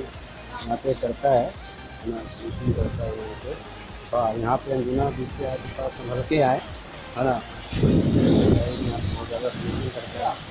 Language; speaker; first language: Hindi; native; Hindi